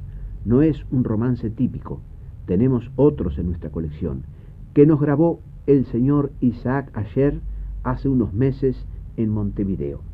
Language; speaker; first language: Spanish; native; Spanish